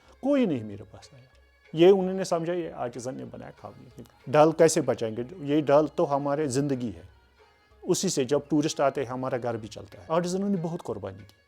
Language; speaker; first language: Urdu; non-native, local second language; Kashmiri